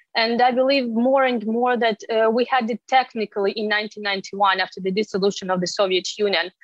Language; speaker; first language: English; non-native, fluent; Ukrainian